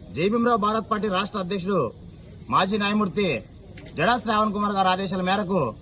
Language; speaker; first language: Telugu; native; Telugu